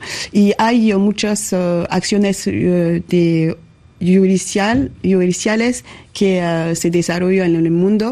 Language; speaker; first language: Spanish; non-native, learner; French